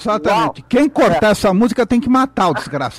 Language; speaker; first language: Portuguese; native; Portuguese